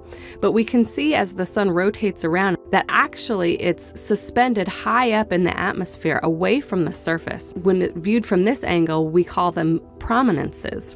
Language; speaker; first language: English; native; English